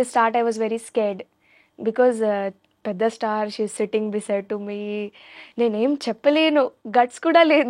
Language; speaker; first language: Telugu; non-native, learner; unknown